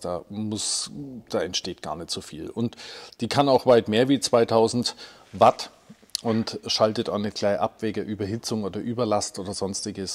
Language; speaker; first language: German; native; German